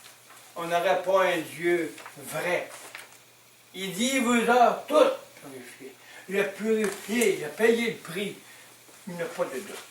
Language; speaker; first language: French; native; French